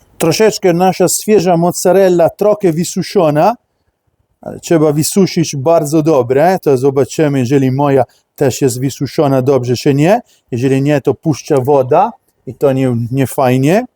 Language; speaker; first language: Polish; non-native, learner; Italian